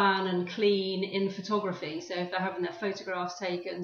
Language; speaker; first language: English; native; English